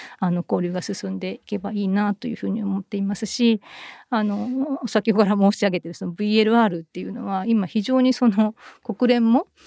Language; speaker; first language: Japanese; native; Japanese